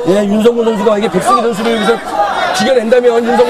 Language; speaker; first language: Korean; native; Korean